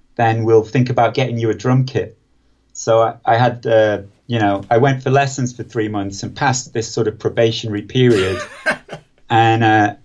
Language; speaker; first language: English; native; English